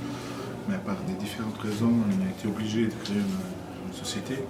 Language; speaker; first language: French; non-native, fluent; Portuguese